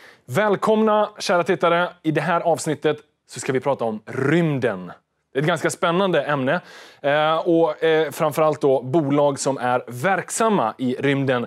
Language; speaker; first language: Swedish; native; Swedish